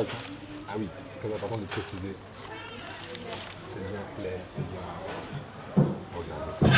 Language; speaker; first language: French; native; French